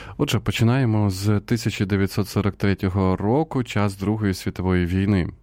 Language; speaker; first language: Ukrainian; native; Ukrainian